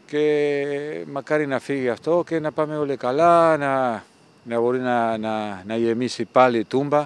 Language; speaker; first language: Greek; non-native, fluent; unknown